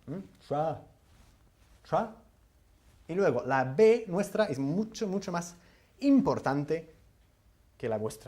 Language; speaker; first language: Spanish; non-native, fluent; English